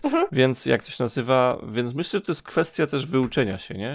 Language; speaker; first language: Polish; native; Polish